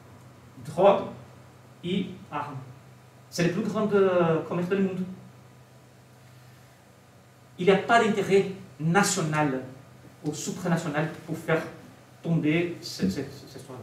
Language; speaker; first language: French; non-native, learner; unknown